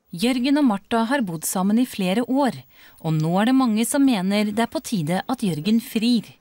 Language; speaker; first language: Norwegian; native; Norwegian